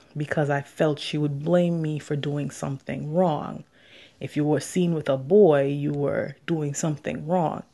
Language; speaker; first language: English; native; English